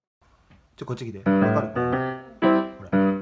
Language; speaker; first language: Japanese; native; Japanese